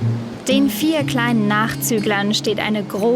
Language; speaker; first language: German; native; German